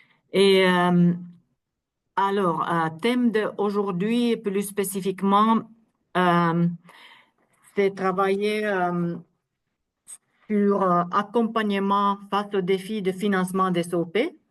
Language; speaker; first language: French; non-native, fluent; Finnish